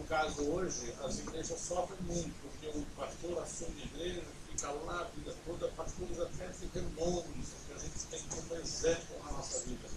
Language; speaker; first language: Portuguese; native; Portuguese